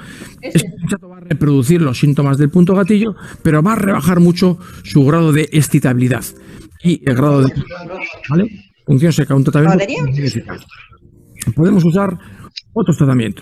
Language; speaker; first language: Spanish; native; Spanish